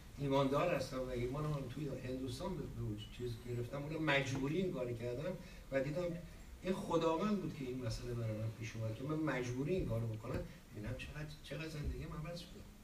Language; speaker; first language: Persian; native; Persian